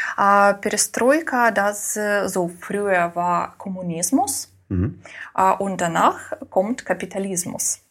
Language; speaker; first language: German; non-native, learner; Ukrainian